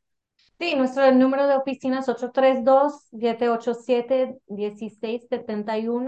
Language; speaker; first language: Spanish; early bilingual, heritage; English